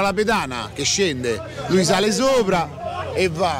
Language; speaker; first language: Italian; native; Italian